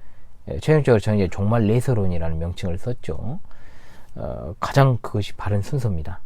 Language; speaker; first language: Korean; native; Korean